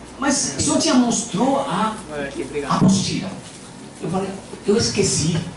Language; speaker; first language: Portuguese; non-native, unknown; Chinese